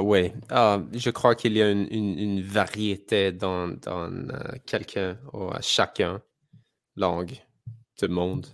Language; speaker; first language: French; non-native, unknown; English